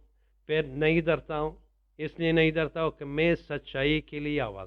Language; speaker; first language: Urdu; non-native, learner; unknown